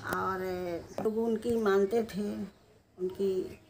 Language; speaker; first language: Hindi; native; Hindi